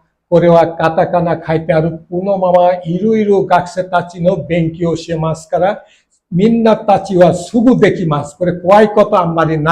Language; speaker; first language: Japanese; non-native, learner; Bangla